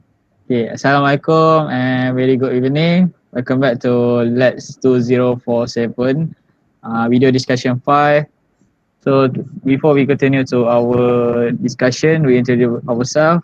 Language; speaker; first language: English; non-native, learner; Malay